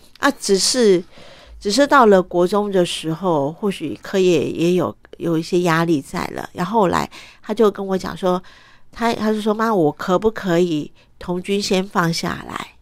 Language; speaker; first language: Chinese; early bilingual, other home language; Cantonese